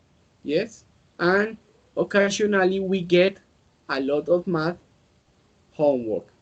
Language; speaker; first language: English; non-native, learner; Spanish